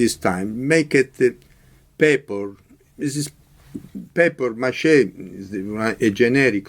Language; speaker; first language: English; non-native, learner; Italian